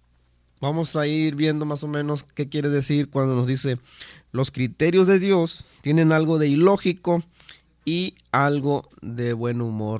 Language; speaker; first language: Spanish; native; Spanish